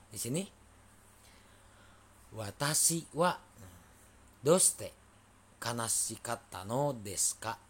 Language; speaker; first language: Japanese; non-native, fluent; Indonesian